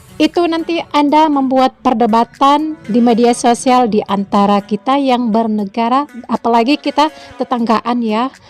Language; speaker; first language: Malay; native; Malay